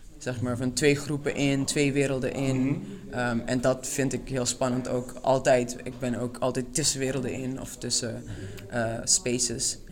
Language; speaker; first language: Dutch; non-native, local second language; Papiamento